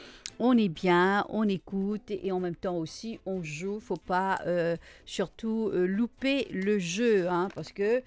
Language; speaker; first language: French; non-native, local second language; Morisyen